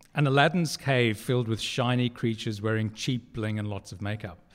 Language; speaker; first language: English; native; English